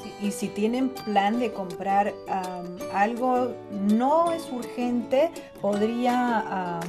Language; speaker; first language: Spanish; non-native, fluent; Chinese